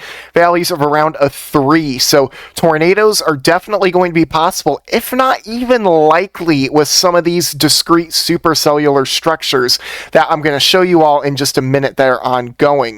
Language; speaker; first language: English; native; English